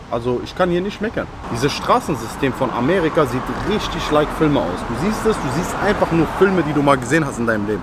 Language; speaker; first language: German; non-native, local second language; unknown